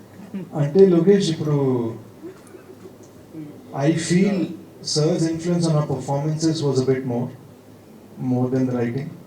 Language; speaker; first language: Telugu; early bilingual, heritage; Telugu